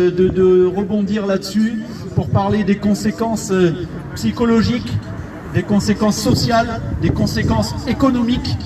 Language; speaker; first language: French; native; French